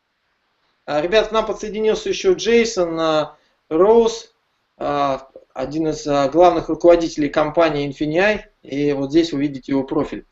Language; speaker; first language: Russian; native; Russian